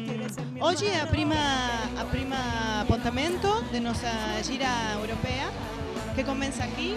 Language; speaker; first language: Italian; non-native, learner; Spanish